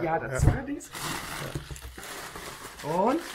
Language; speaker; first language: German; native; German